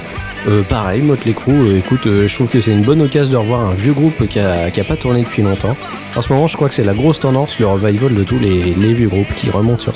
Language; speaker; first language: French; native; French